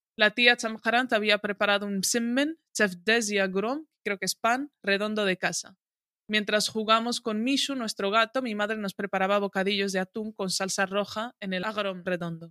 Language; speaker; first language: Spanish; early bilingual, other home language; Arabic